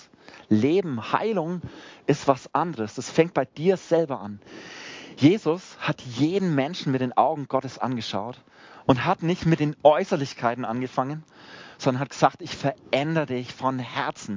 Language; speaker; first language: German; native; German